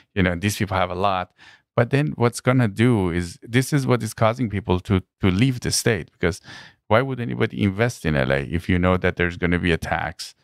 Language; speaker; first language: English; non-native, fluent; Persian